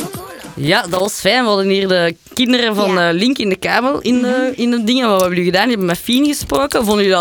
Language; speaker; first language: Dutch; native; Dutch